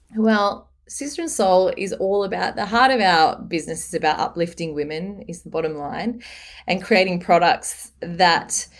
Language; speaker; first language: English; native; English